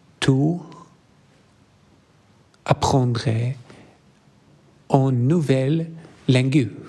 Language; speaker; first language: French; non-native, learner; Arabic